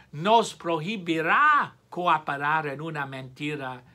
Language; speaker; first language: Spanish; non-native, fluent; English